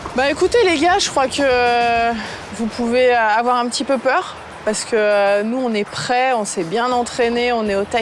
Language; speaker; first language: French; native; French